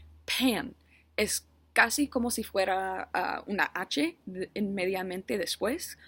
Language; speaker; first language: Spanish; non-native, learner; English